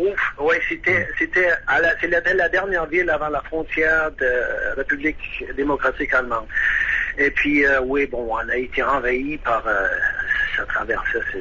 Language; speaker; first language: French; native; French